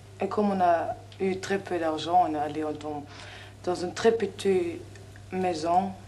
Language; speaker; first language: French; non-native, fluent; German